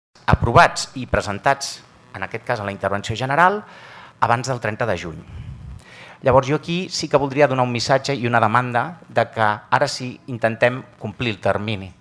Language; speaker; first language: Catalan; native; Catalan